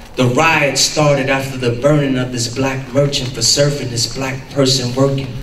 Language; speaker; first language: English; early bilingual, other home language; Spanish